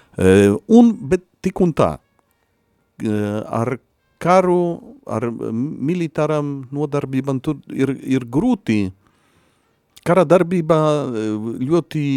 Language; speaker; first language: Latvian; non-native, fluent; Polish